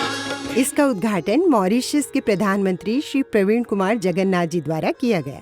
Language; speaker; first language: Hindi; native; Hindi